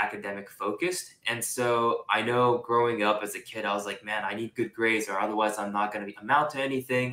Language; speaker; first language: English; non-native, local second language; Japanese